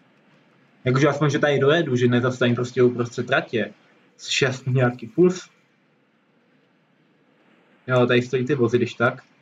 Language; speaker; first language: Czech; native; Czech